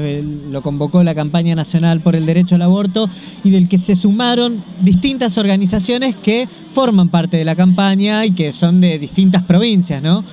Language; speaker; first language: Spanish; native; Spanish